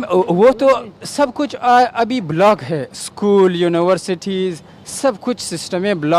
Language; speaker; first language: Hindi; non-native, learner; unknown